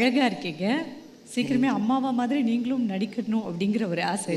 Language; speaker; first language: Tamil; native; Tamil